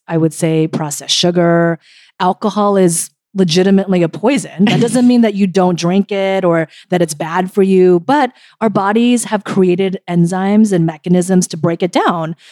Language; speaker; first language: English; early bilingual, other home language; Korean